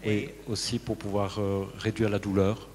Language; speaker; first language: French; native; French